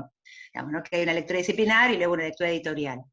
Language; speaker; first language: Spanish; native; Spanish